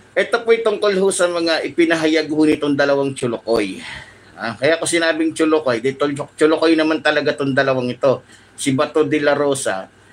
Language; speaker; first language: Filipino; native; Filipino